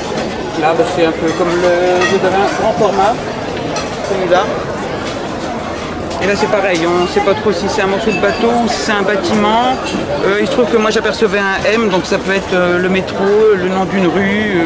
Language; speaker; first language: French; native; French